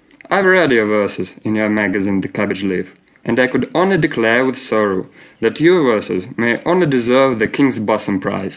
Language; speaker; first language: English; non-native, fluent; Russian